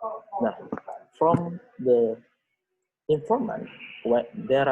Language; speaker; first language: English; non-native, learner; Indonesian